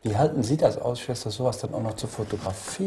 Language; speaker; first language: German; native; German